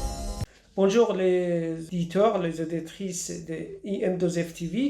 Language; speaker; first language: French; non-native, fluent; Persian